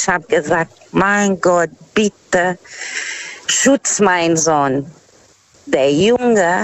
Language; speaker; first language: German; non-native, learner; Portuguese